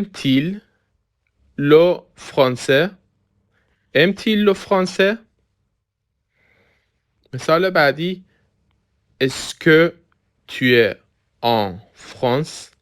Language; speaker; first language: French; non-native, fluent; Persian